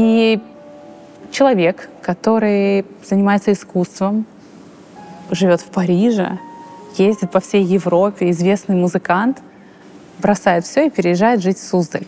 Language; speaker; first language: Russian; native; Russian